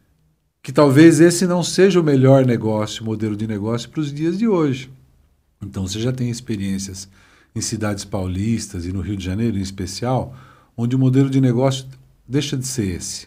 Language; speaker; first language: Portuguese; native; Portuguese